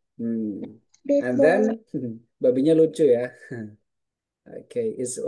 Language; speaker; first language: English; non-native, fluent; Indonesian